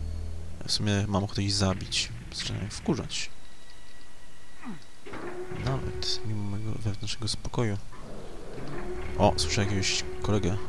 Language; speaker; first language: Polish; native; Polish